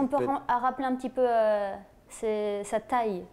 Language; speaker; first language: French; native; French